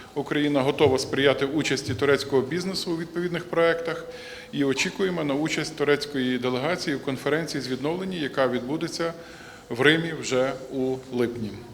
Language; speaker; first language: Ukrainian; native; Ukrainian